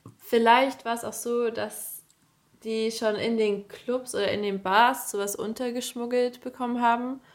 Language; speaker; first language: German; native; German